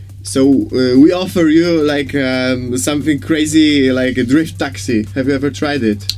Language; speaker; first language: English; non-native, fluent; Polish